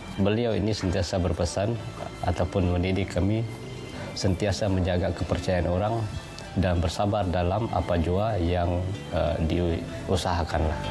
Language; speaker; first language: Malay; non-native, local second language; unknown